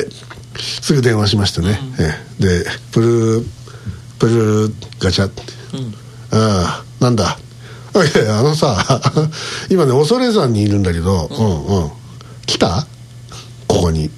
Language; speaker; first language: Japanese; native; Japanese